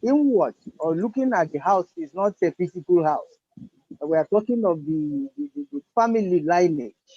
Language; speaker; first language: English; non-native, local second language; Yoruba